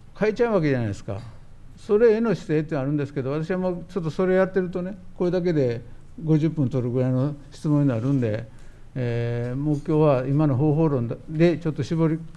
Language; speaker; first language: Japanese; native; Japanese